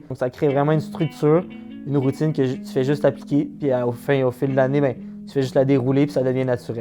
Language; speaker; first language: French; native; French